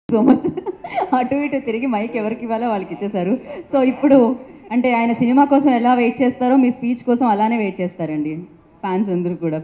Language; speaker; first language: Telugu; native; Telugu